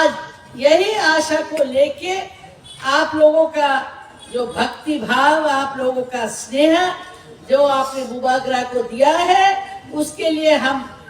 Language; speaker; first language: Hindi; non-native, local second language; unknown